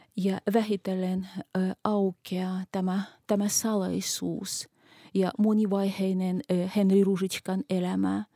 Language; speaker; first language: Finnish; non-native, fluent; Russian